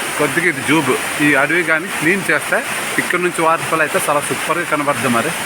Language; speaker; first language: Telugu; non-native, local second language; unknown